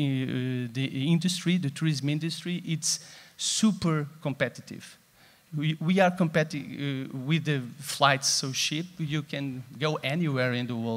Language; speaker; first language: English; non-native, fluent; Portuguese